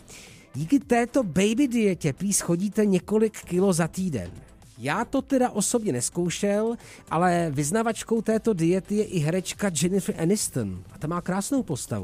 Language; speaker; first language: Czech; native; Czech